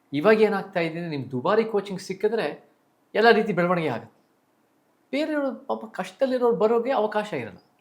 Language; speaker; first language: Kannada; early bilingual, heritage; Kannada